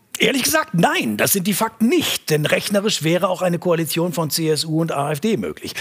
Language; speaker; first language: German; native; German